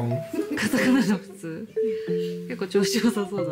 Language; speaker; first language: Japanese; native; Japanese